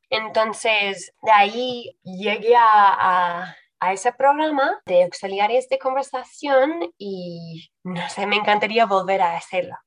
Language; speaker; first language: Spanish; non-native, fluent; English